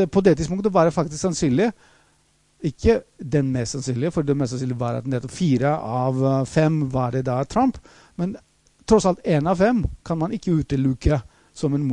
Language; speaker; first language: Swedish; non-native, fluent; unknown